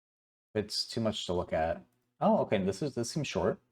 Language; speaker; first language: English; native; English